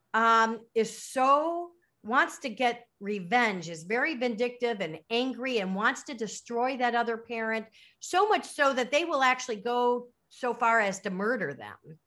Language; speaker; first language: English; native; English